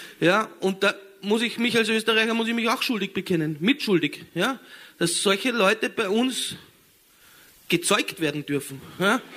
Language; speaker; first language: German; native; German